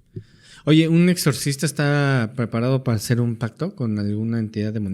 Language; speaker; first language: Spanish; native; Spanish